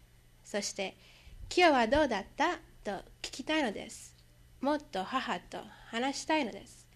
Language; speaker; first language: Japanese; non-native, learner; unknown